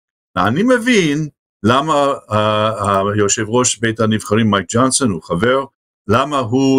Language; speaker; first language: Hebrew; non-native, fluent; English